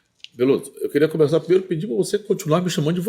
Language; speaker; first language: Portuguese; native; Portuguese